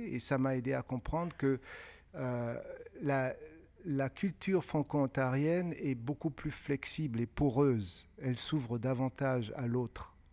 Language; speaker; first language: French; non-native, local second language; Kinyarwanda